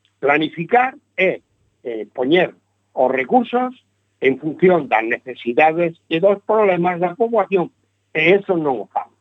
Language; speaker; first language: Galician; non-native, local second language; Spanish